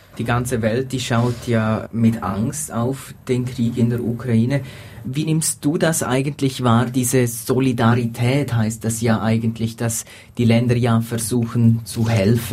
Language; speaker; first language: German; native; German